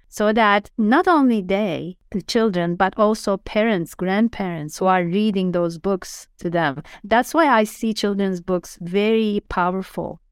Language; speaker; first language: English; non-native, fluent; Turkish